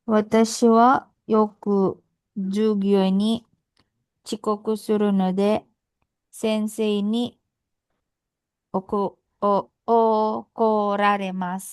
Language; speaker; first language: Japanese; non-native, learner; Filipino